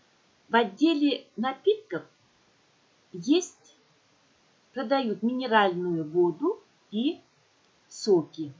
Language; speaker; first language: Russian; non-native, local second language; Kyrgyz